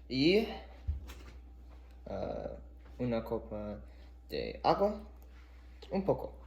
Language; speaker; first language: Spanish; non-native, learner; English